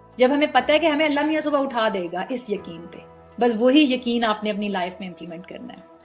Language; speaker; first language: Urdu; native; Urdu